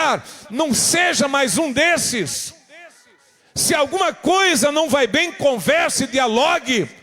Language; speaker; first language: Portuguese; native; Portuguese